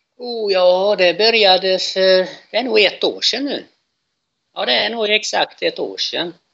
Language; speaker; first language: Swedish; native; Swedish